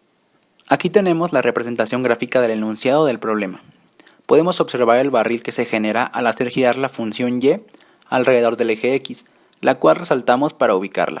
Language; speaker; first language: Spanish; native; Spanish